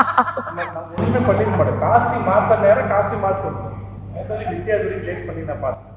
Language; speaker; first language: Tamil; native; Tamil